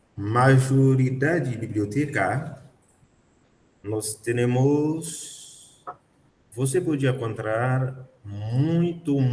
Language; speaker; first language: Portuguese; non-native, learner; Haitian Creole